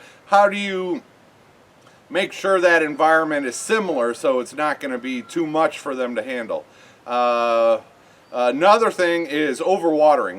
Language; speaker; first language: English; native; English